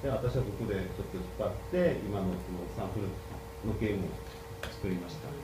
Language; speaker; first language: Japanese; non-native, fluent; Korean